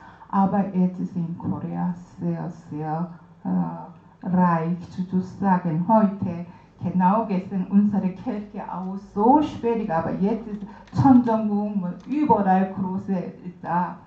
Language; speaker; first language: German; non-native, learner; Korean